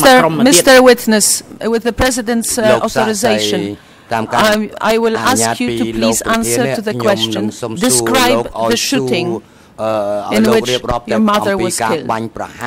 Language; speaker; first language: English; non-native, fluent; French